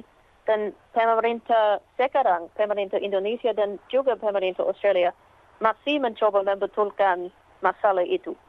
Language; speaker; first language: Indonesian; non-native, learner; English